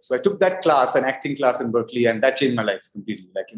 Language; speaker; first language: English; non-native, local second language; Hindi